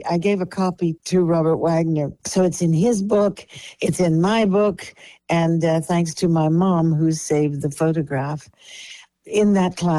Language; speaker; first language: English; non-native, local second language; Polish